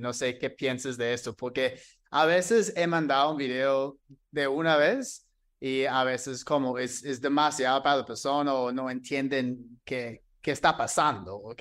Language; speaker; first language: Spanish; non-native, fluent; English